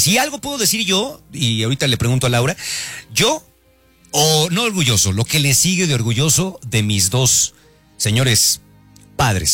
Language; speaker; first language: Spanish; native; Spanish